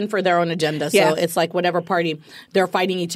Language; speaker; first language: English; native; English